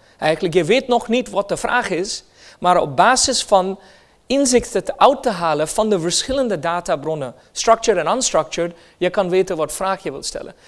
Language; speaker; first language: Dutch; non-native, fluent; Hindi